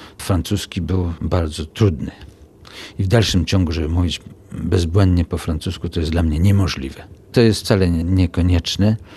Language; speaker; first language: Polish; native; Polish